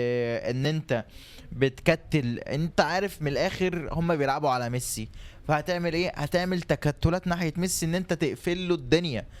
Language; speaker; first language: Arabic; native; Arabic